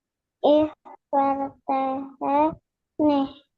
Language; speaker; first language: German; non-native, learner; Indonesian